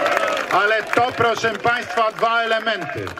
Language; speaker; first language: Polish; native; Polish